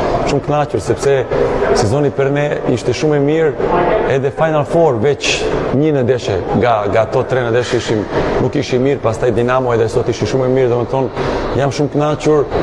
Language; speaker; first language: Albanian; non-native, learner; Serbian